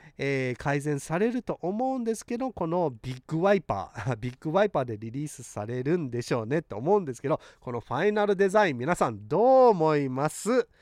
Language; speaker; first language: Japanese; early bilingual, heritage; Japanese